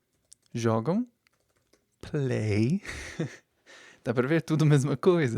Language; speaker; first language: Portuguese; non-native, fluent; English